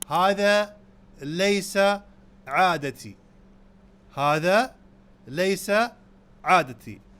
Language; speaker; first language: Arabic; non-native, fluent; Urdu